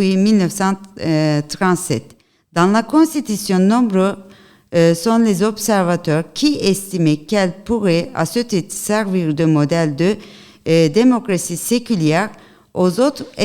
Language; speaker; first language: French; non-native, learner; Turkish